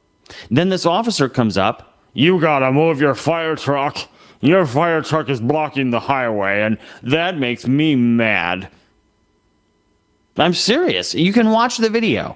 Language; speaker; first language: English; native; English